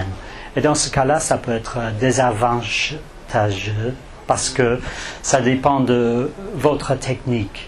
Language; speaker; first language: French; non-native, fluent; English